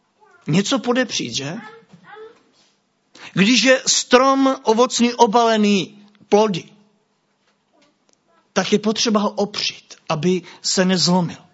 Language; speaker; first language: Czech; native; Czech